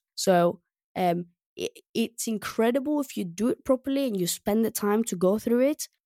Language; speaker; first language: English; non-native, fluent; Greek